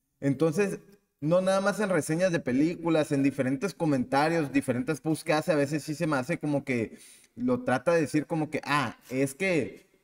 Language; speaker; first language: Spanish; native; Spanish